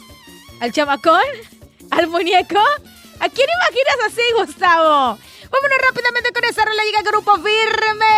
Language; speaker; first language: Spanish; native; Spanish